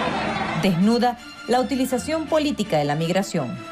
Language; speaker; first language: Spanish; native; Spanish